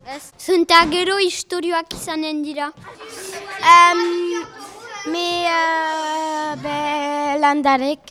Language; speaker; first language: Basque; non-native, local second language; French